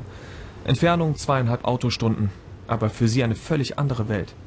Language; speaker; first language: German; native; German